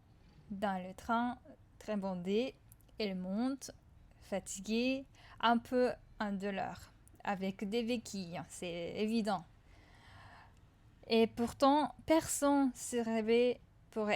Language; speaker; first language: French; non-native, fluent; Japanese